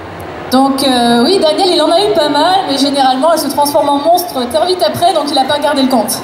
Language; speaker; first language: French; native; French